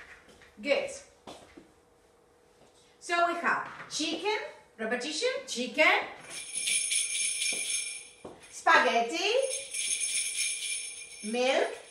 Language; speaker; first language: English; non-native, fluent; Spanish